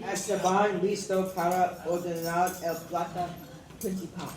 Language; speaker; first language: Spanish; non-native, learner; English